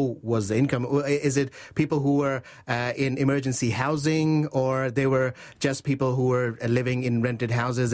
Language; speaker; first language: English; non-native, local second language; Urdu